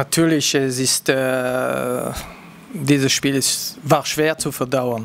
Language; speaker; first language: German; non-native, local second language; French